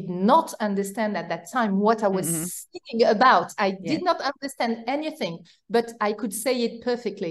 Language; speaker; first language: English; non-native, fluent; French